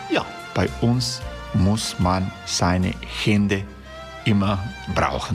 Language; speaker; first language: German; non-native, fluent; Croatian